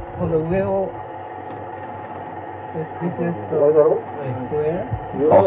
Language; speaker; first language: English; non-native, learner; Japanese